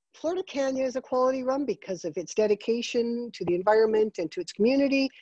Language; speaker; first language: English; native; English